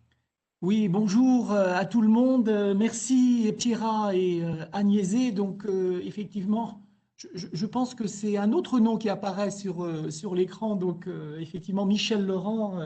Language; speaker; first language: French; native; French